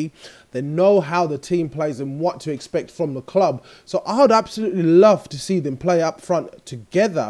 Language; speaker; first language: English; native; English